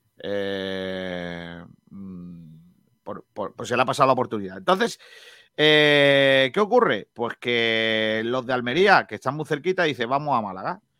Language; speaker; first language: Spanish; native; Spanish